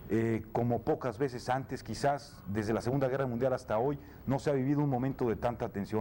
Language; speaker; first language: Spanish; native; Spanish